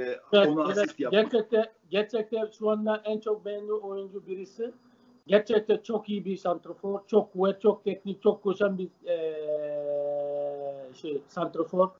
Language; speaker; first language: Turkish; non-native, learner; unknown